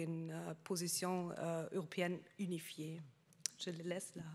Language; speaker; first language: French; non-native, fluent; German